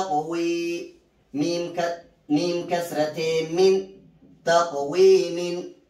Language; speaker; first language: Arabic; non-native, fluent; Oromo